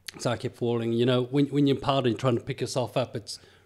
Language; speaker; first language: English; native; English